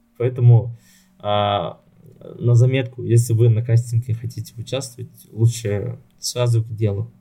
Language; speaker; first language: Russian; non-native, local second language; Yakut